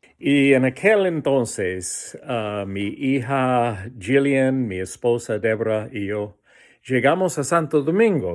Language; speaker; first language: Spanish; non-native, fluent; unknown